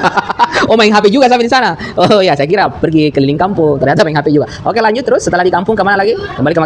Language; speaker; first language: Indonesian; native; Indonesian